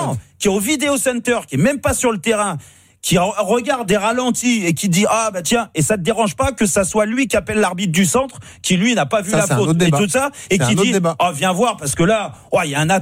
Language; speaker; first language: French; native; French